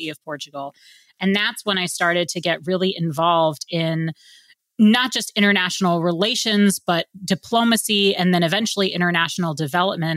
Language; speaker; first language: English; native; English